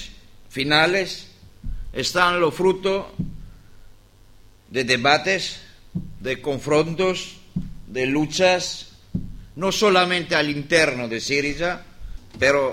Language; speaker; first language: Spanish; non-native, learner; Greek